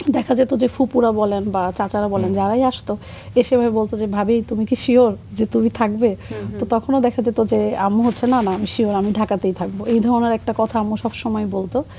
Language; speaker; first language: Bangla; native; Bangla